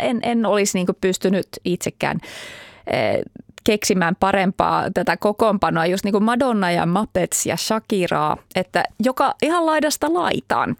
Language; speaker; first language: Finnish; native; Finnish